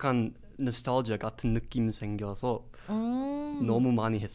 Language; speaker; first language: Korean; non-native, learner; English